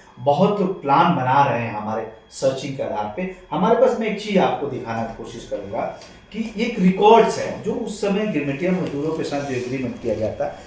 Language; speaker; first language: Hindi; native; Hindi